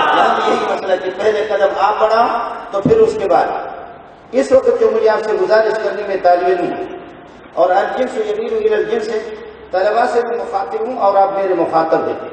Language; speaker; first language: Urdu; non-native, local second language; Brahui